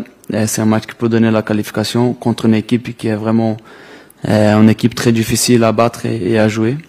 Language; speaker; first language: French; non-native, fluent; Portuguese